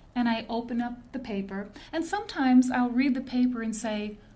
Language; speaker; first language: English; native; English